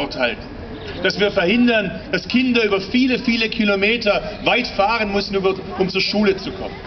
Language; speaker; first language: German; early bilingual, other home language; Turkish